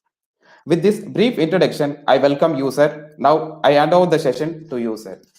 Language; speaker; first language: English; non-native, local second language; Tamil